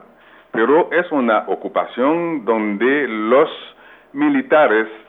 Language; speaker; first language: Spanish; non-native, local second language; Haitian Creole